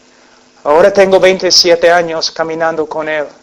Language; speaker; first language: Spanish; non-native, fluent; English